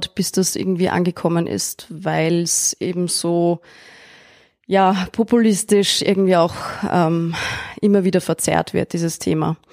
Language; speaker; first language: German; native; German